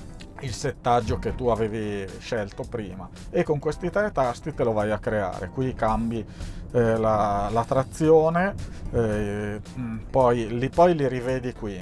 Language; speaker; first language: Italian; native; Italian